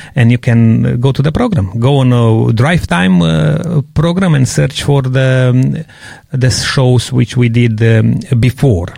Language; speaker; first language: English; non-native, fluent; Romanian